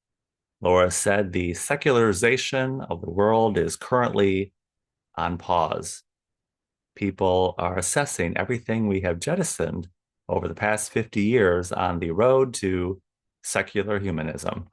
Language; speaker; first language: English; native; English